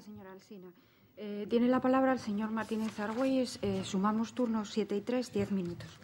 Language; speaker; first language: Spanish; native; Spanish